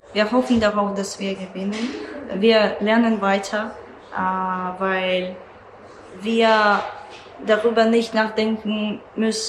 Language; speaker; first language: German; non-native, learner; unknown